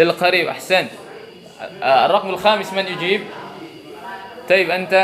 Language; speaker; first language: Arabic; non-native, fluent; Indonesian